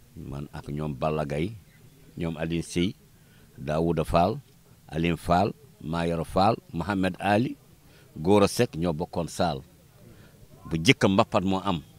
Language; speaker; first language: Wolof; non-native, local second language; Fula